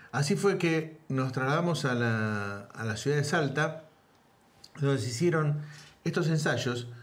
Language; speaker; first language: Spanish; native; Spanish